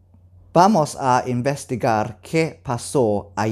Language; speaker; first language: Spanish; non-native, learner; Cantonese